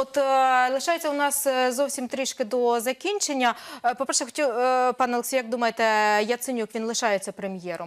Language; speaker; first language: Ukrainian; native; Ukrainian